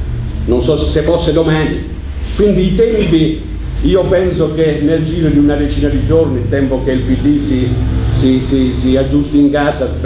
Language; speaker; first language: Italian; native; Italian